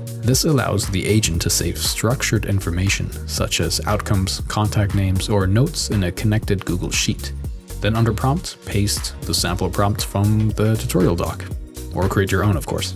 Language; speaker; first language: English; native; English